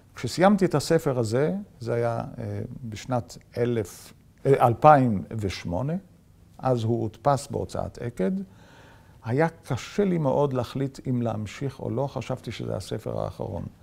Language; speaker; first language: Hebrew; early bilingual, other home language; Yiddish